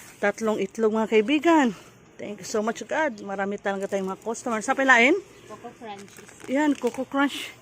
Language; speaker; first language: Filipino; non-native, local second language; Cebuano